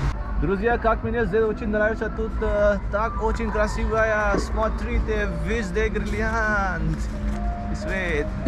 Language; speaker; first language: Russian; non-native, learner; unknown